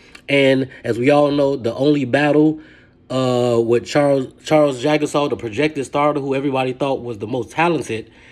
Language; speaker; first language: English; native; English